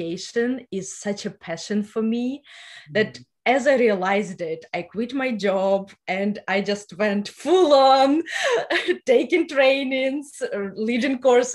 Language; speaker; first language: English; non-native, fluent; Russian